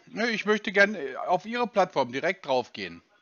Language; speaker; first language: German; native; German